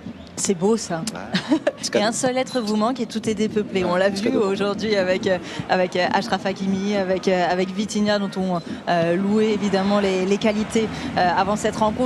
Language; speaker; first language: French; native; French